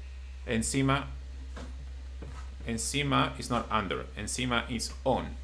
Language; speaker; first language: English; non-native, fluent; Spanish